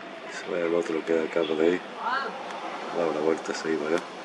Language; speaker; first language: Spanish; early bilingual, heritage; Spanish